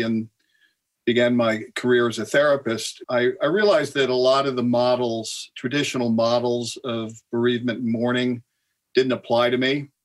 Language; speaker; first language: English; native; English